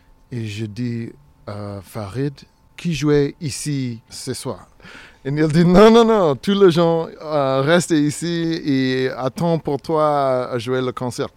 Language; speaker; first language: French; non-native, learner; English